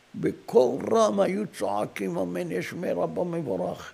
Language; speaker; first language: Hebrew; non-native, fluent; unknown